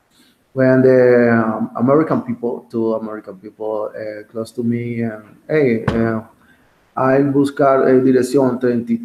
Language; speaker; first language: English; non-native, learner; Spanish